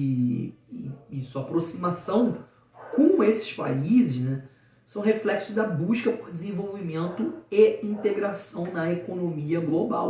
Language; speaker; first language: Portuguese; native; Portuguese